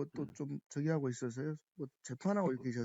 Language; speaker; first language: Korean; native; Korean